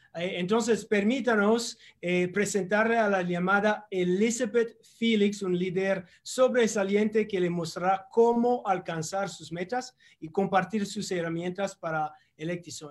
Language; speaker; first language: Spanish; non-native, learner; English